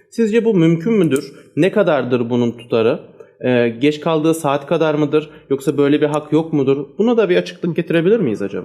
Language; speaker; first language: Turkish; native; Turkish